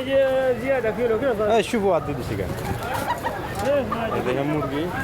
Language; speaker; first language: Arabic; non-native, learner; Bangla